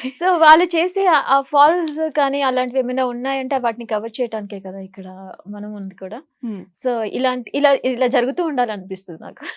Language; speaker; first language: Telugu; native; Telugu